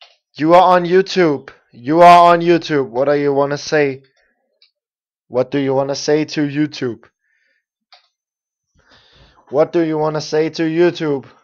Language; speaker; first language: English; non-native, learner; Danish